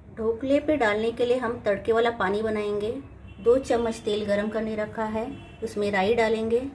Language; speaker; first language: Hindi; non-native, local second language; Marathi